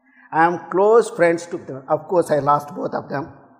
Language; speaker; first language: English; non-native, local second language; Telugu